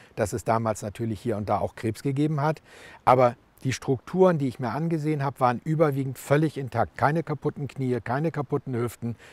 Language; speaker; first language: German; native; German